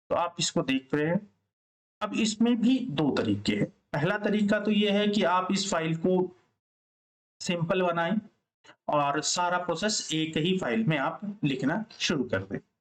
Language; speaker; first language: Hindi; native; Hindi